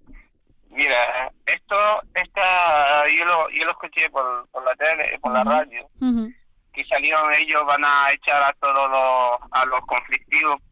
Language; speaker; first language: Spanish; non-native, fluent; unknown